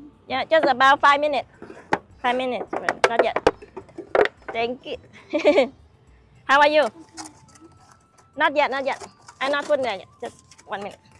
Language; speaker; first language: English; non-native, learner; Vietnamese